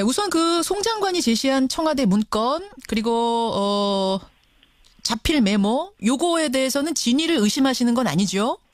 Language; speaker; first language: Korean; native; Korean